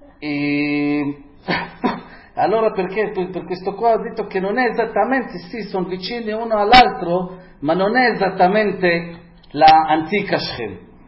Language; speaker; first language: Italian; non-native, fluent; Hebrew